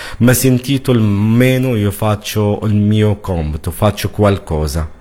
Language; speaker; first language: Italian; non-native, learner; Arabic